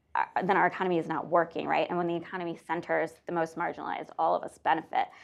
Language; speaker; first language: English; native; English